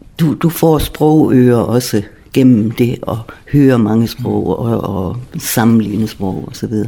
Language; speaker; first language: Danish; native; Danish